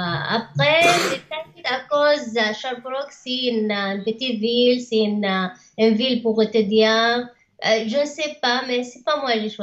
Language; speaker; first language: French; non-native, learner; Arabic